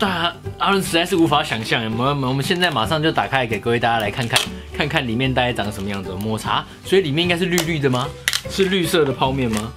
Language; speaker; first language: Chinese; native; Chinese